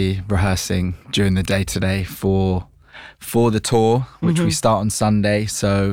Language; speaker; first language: English; native; English